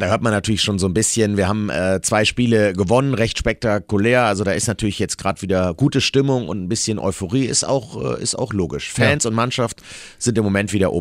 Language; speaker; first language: German; native; German